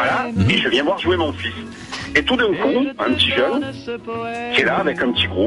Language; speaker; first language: French; native; French